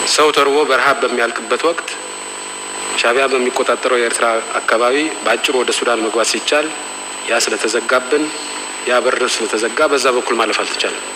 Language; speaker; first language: Amharic; non-native, local second language; Tigrinya